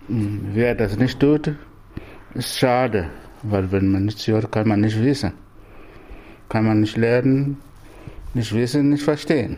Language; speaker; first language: German; non-native, learner; Portuguese